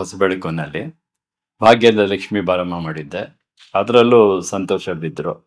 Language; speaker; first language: Kannada; native; Kannada